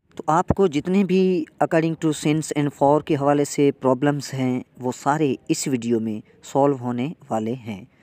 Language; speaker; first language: Urdu; non-native, local second language; Sindhi